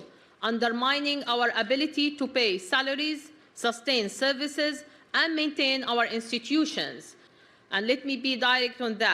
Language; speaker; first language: English; non-native, fluent; Arabic